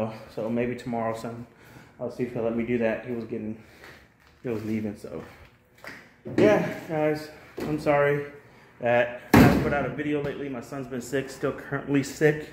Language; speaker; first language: English; native; English